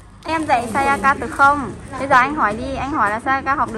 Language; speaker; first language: Vietnamese; native; Vietnamese